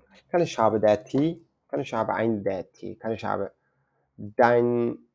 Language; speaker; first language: German; non-native, learner; Kurdish